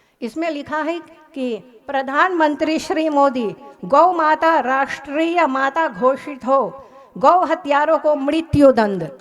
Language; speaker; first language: Hindi; early bilingual, heritage; Hindi